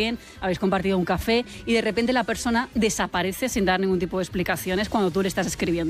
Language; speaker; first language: Spanish; native; Spanish